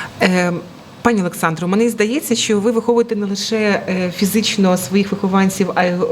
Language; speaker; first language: Ukrainian; native; Ukrainian